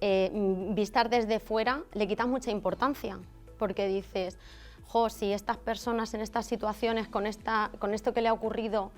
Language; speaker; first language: Spanish; native; Spanish